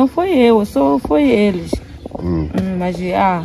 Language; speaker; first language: Portuguese; non-native, local second language; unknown